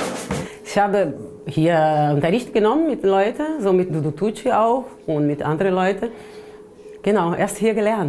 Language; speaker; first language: German; non-native, fluent; Portuguese